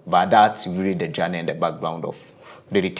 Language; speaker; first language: English; non-native, local second language; Kinyarwanda